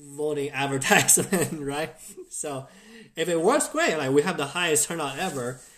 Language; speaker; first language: English; non-native, fluent; Chinese